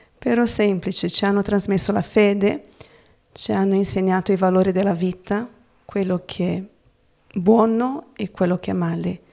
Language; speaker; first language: Italian; non-native, fluent; Portuguese